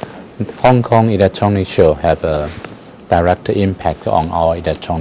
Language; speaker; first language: English; non-native, fluent; Chinese